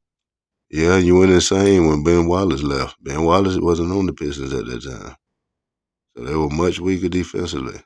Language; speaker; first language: English; native; English